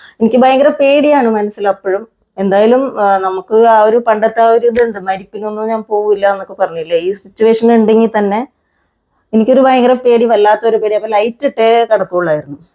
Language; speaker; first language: Malayalam; non-native, local second language; Konkani